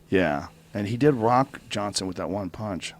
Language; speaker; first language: English; native; English